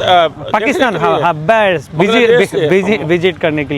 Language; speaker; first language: Hindi; non-native, learner; Bangla